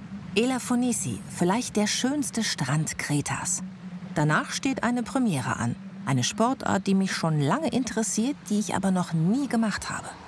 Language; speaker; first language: German; native; German